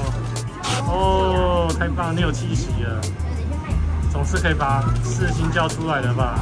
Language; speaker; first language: Chinese; native; Chinese